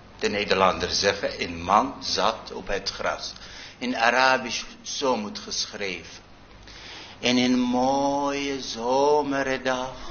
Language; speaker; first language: Dutch; non-native, fluent; Arabic